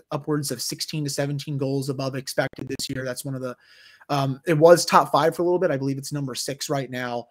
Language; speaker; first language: English; native; English